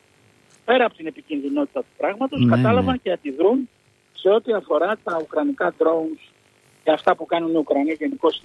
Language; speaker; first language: Greek; native; Greek